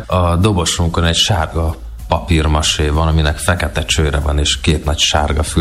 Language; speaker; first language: Hungarian; native; Hungarian